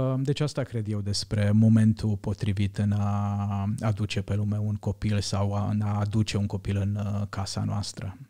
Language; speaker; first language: Romanian; non-native, local second language; Hungarian